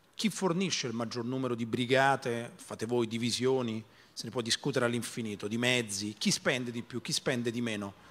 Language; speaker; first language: Italian; native; Italian